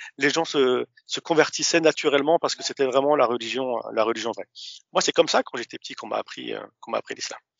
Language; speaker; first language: French; early bilingual, other home language; Arabic